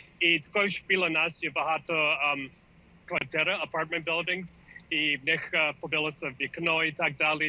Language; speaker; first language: Ukrainian; early bilingual, heritage; English